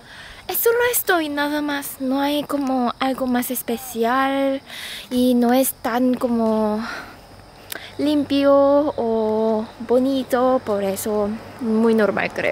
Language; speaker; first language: Spanish; non-native, fluent; Korean